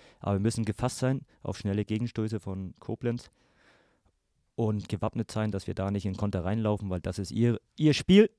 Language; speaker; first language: German; native; German